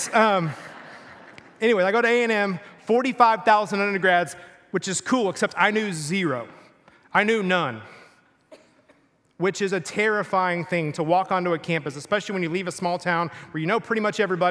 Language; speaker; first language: English; native; English